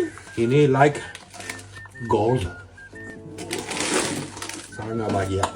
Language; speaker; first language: Indonesian; non-native, learner; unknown